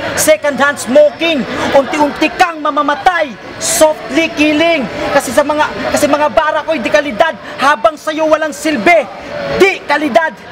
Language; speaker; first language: Filipino; non-native, local second language; Cebuano